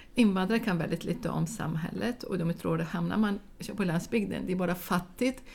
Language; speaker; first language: Swedish; non-native, fluent; Arabic